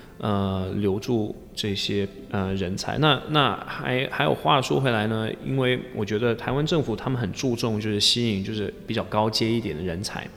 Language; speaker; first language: Chinese; non-native, fluent; English